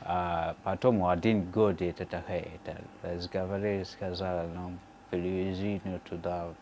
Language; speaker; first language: Russian; non-native, learner; Swahili